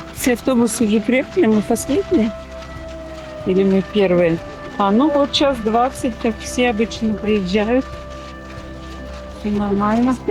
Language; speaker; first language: Russian; native; Russian